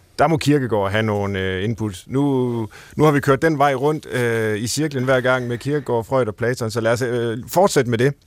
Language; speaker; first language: Danish; native; Danish